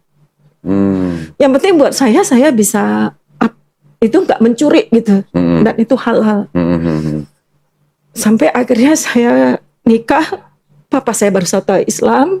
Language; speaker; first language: Indonesian; native; Indonesian